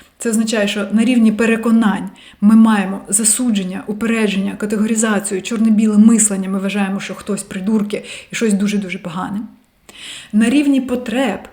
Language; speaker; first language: Ukrainian; non-native, local second language; Russian